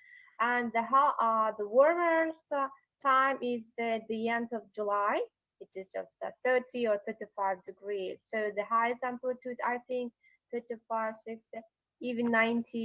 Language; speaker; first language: English; non-native, learner; Yakut